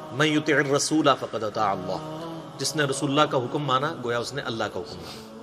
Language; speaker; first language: Urdu; non-native, local second language; Punjabi